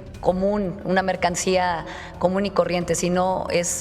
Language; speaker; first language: Spanish; native; Spanish